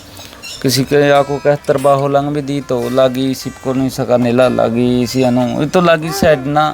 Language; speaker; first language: Filipino; non-native, learner; Punjabi